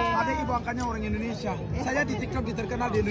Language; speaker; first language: Indonesian; non-native, fluent; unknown